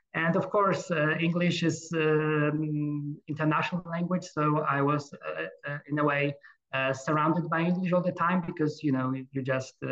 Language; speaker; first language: English; non-native, fluent; Polish